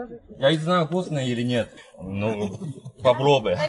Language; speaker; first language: Russian; non-native, learner; Chinese